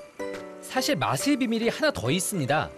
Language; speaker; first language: Korean; native; Korean